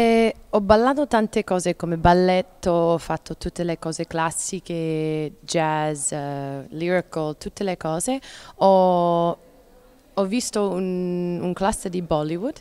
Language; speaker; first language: Italian; non-native, learner; English